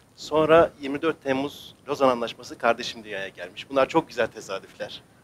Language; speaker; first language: Turkish; native; Turkish